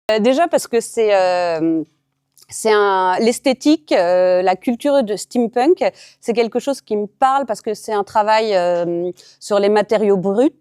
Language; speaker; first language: French; native; French